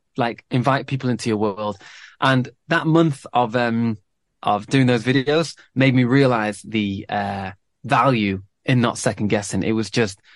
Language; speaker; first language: English; native; English